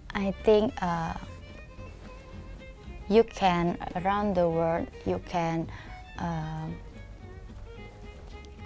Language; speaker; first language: English; non-native, learner; Indonesian